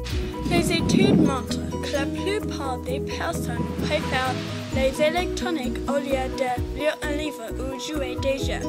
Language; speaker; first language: French; non-native, local second language; English